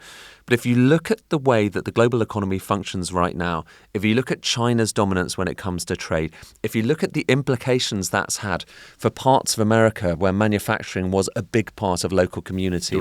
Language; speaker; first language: English; native; English